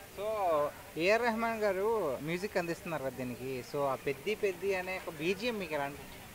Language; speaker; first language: Telugu; native; Telugu